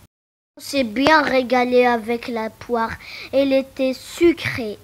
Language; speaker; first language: French; non-native, local second language; Arabic